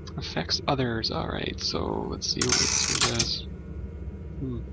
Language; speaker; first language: English; native; English